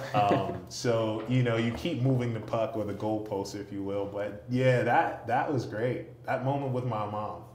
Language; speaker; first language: English; native; English